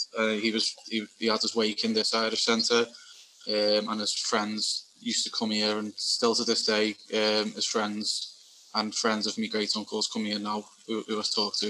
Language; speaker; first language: English; native; English